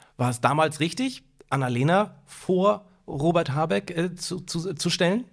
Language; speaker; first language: German; native; German